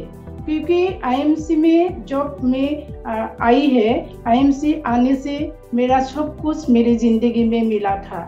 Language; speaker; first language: Hindi; non-native, local second language; Assamese